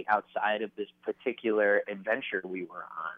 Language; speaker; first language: English; native; English